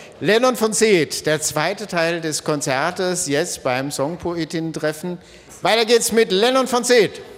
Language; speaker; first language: German; native; German